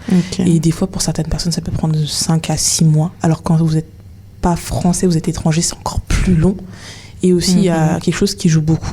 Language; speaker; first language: French; native; French